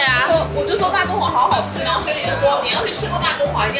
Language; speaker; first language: Chinese; native; Chinese